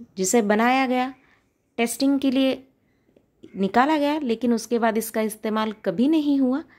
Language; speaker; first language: Hindi; non-native, local second language; Marathi